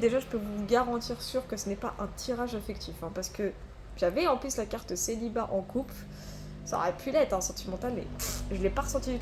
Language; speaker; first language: French; native; French